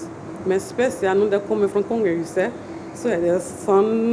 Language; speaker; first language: Norwegian; non-native, fluent; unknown